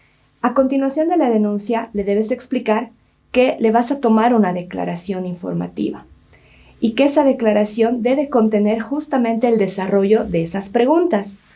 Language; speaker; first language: Spanish; native; Spanish